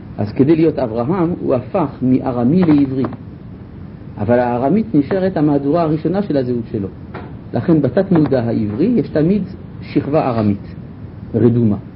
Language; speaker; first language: Hebrew; non-native, fluent; French